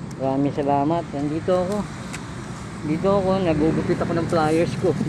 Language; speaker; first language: Filipino; native; Filipino